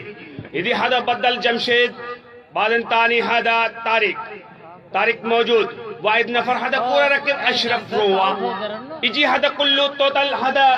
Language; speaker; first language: Arabic; non-native, learner; Hindi